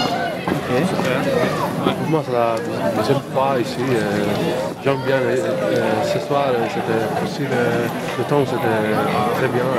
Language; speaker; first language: French; non-native, learner; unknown